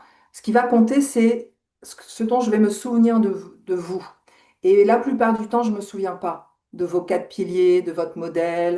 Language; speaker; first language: French; native; French